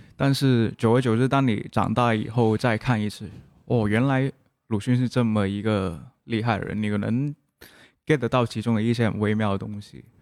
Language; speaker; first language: Chinese; non-native, local second language; Cantonese